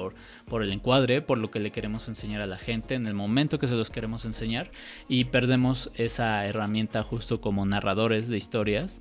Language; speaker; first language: Spanish; native; Spanish